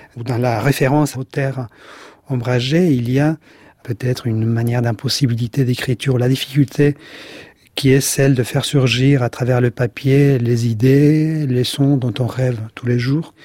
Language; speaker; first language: French; non-native, fluent; Spanish